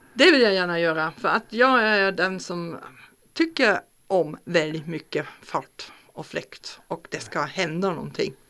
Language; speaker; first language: Swedish; non-native, fluent; German